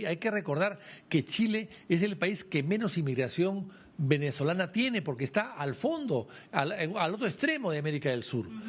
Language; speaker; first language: Spanish; native; Spanish